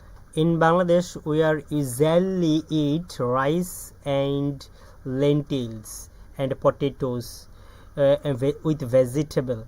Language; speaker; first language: English; non-native, learner; Bangla